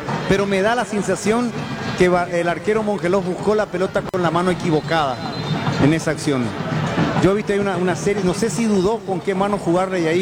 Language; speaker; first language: Spanish; native; Spanish